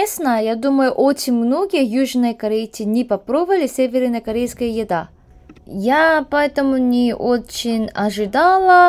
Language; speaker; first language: Russian; non-native, learner; Korean